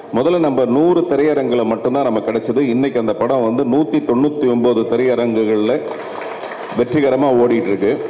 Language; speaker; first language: Tamil; native; Tamil